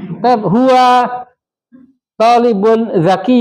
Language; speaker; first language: Arabic; non-native, fluent; Indonesian